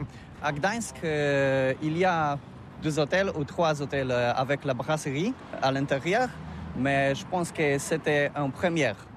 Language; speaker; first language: French; non-native, learner; Polish